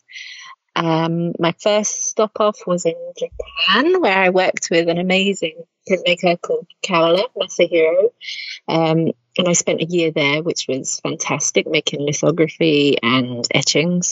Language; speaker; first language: English; native; English